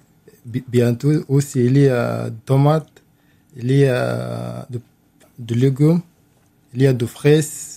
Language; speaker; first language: French; non-native, learner; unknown